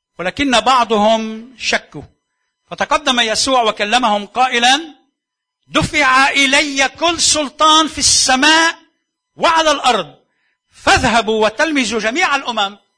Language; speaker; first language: Arabic; native; Arabic